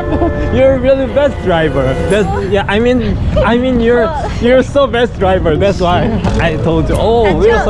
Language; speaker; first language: English; non-native, learner; Korean